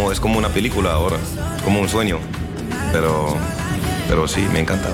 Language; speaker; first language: Spanish; non-native, learner; French